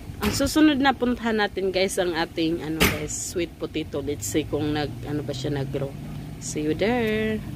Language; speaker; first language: Filipino; non-native, local second language; Cebuano